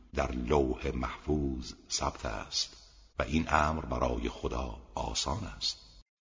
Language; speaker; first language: Persian; native; Persian